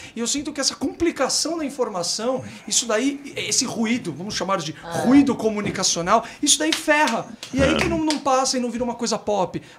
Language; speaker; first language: Portuguese; native; Portuguese